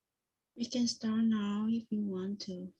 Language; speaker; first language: English; non-native, fluent; Vietnamese